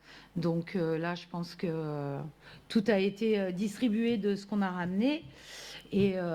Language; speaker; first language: French; native; French